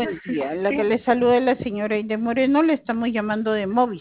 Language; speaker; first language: Spanish; native; Spanish